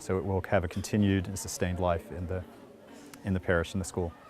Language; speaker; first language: English; native; English